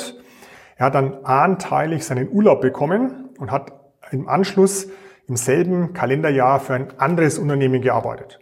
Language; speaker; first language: German; native; German